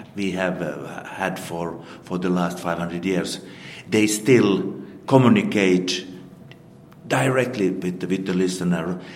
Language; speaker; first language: English; non-native, fluent; Finnish